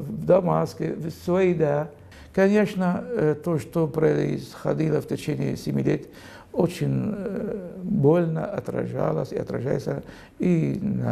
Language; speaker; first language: Russian; non-native, fluent; Arabic